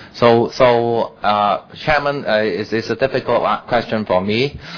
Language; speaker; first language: English; non-native, local second language; Chinese